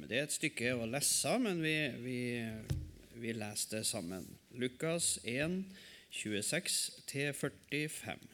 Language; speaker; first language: Norwegian; native; Norwegian